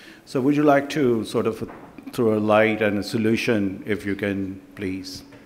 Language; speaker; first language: English; non-native, local second language; Urdu